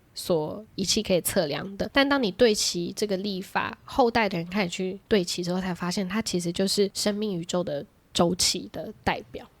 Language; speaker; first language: Chinese; native; Chinese